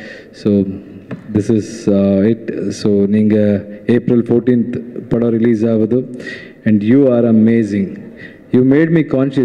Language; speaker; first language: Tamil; non-native, fluent; Kannada